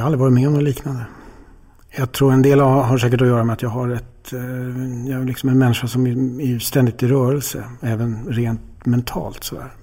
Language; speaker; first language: Swedish; native; Swedish